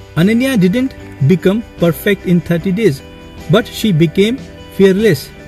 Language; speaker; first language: Hindi; native; Hindi